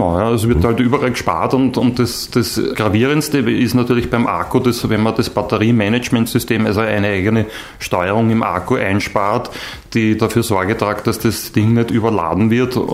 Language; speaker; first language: German; native; German